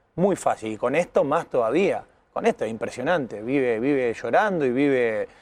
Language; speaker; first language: Spanish; native; Spanish